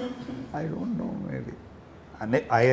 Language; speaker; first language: Telugu; native; Telugu